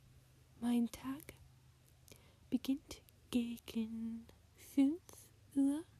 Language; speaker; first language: German; non-native, learner; English